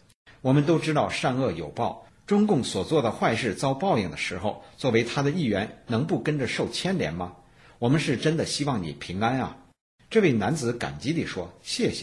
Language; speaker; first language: Chinese; native; Chinese